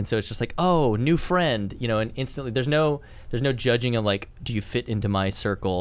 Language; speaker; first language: English; native; English